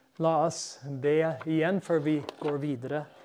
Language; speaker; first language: Norwegian; non-native, fluent; English